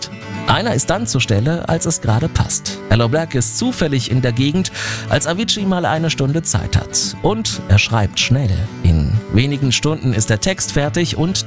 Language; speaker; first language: German; native; German